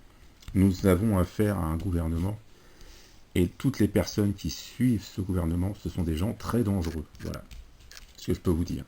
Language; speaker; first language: French; native; French